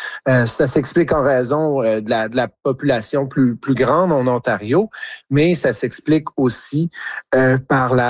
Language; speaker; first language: French; native; French